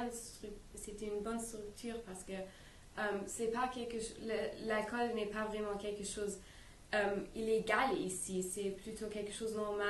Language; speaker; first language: French; non-native, learner; English